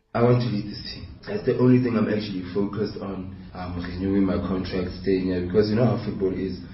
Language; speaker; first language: English; non-native, local second language; Southern Sotho